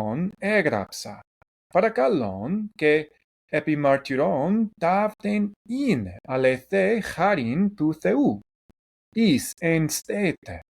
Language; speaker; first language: Greek; non-native, fluent; English